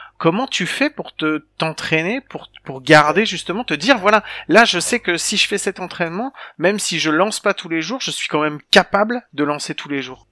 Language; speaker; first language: French; native; French